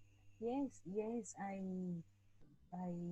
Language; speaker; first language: English; non-native, learner; Spanish